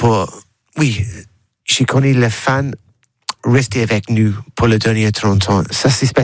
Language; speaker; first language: French; non-native, learner; English